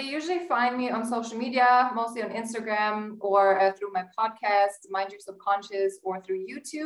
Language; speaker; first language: English; non-native, fluent; German